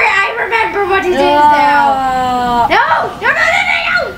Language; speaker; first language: English; native; English